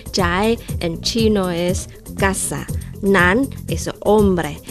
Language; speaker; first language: Spanish; non-native, fluent; Chinese